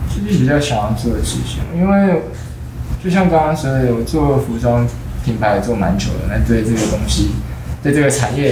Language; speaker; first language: Chinese; native; Chinese